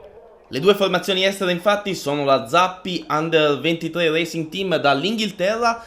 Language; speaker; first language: Italian; native; Italian